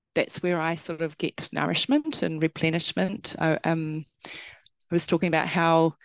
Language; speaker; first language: English; native; English